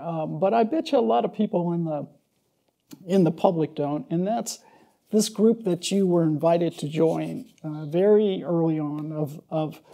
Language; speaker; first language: English; native; English